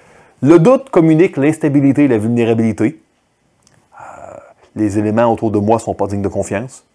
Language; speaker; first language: French; native; French